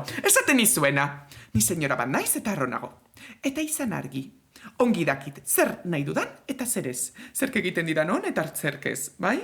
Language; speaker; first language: Basque; native; Basque